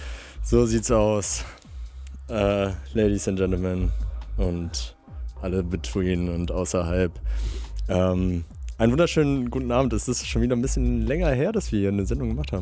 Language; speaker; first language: German; native; German